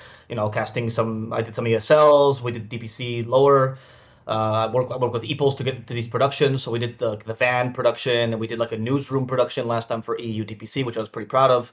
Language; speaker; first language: English; non-native, fluent; Spanish